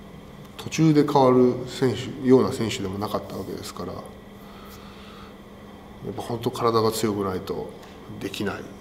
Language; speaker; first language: Japanese; native; Japanese